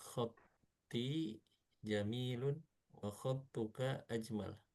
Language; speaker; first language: Arabic; non-native, learner; Indonesian